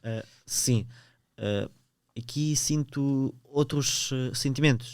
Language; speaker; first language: Portuguese; early bilingual, other home language; Ukrainian